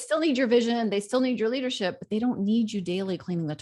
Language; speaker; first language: English; native; English